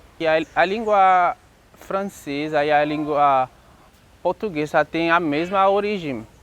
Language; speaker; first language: Portuguese; non-native, learner; Haitian Creole